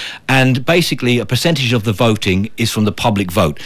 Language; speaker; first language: English; native; English